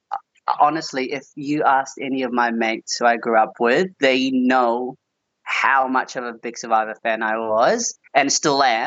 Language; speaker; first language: English; native; English